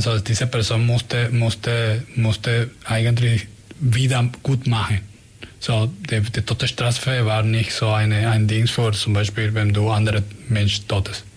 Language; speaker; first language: German; non-native, learner; Spanish